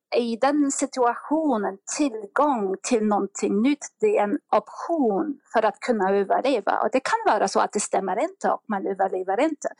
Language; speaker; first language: Swedish; non-native, fluent; German